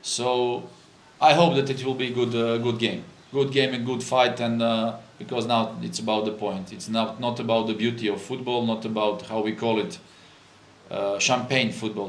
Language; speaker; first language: English; non-native, fluent; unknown